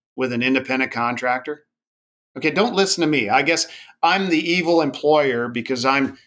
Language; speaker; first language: English; native; English